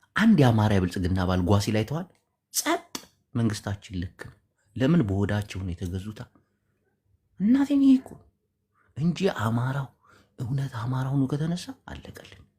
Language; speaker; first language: Amharic; non-native, local second language; Tigrinya